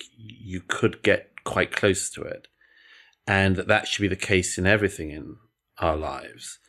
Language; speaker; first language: English; native; English